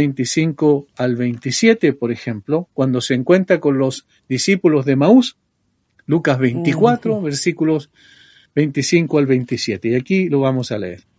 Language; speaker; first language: Spanish; native; Spanish